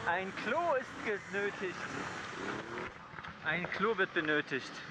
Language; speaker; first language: German; native; German